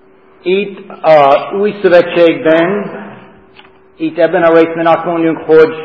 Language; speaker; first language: Hungarian; non-native, fluent; English